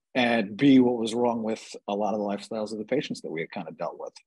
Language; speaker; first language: English; native; English